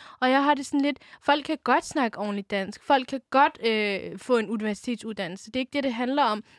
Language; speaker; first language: Danish; early bilingual, other home language; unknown